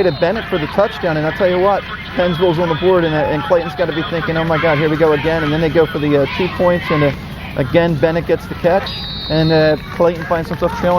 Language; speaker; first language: English; native; English